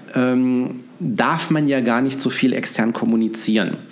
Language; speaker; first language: German; native; German